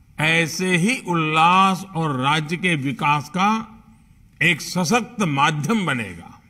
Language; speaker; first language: Hindi; non-native, local second language; Gujarati